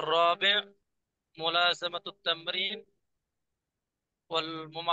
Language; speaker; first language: Arabic; non-native, fluent; Bangla